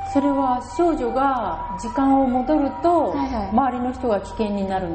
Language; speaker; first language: Japanese; native; Japanese